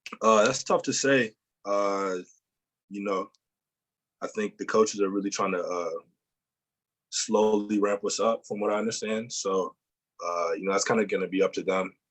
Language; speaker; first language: English; native; English